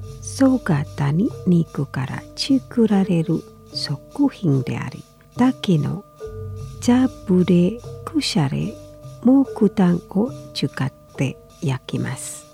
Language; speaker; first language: Japanese; non-native, fluent; Indonesian